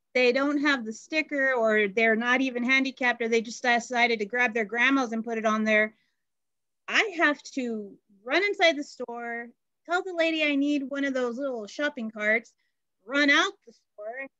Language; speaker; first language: English; native; English